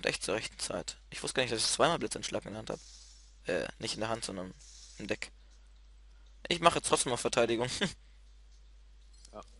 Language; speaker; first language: German; native; German